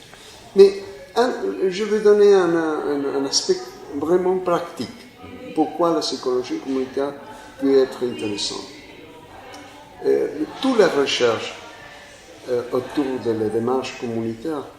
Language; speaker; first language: French; non-native, fluent; Spanish